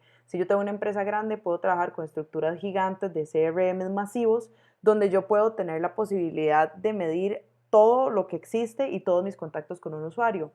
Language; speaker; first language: Spanish; native; Spanish